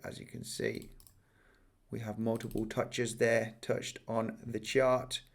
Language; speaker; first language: English; native; English